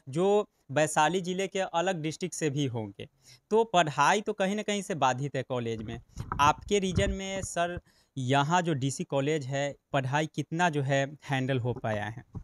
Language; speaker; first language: Hindi; native; Hindi